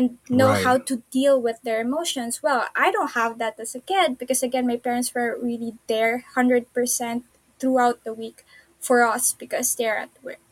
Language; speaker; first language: English; non-native, local second language; Filipino